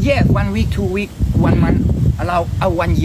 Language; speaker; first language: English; non-native, learner; Thai